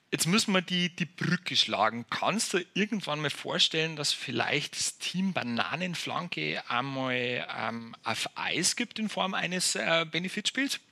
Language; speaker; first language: German; native; German